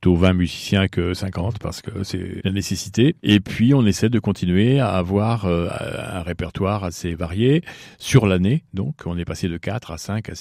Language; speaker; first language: French; native; French